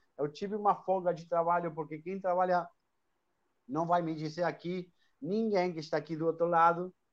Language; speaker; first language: Portuguese; non-native, fluent; Spanish